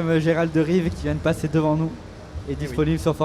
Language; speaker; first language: French; native; French